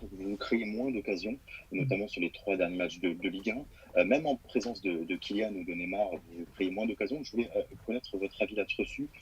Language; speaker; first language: French; native; French